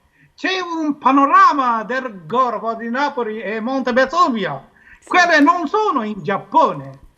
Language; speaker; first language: Italian; non-native, learner; Japanese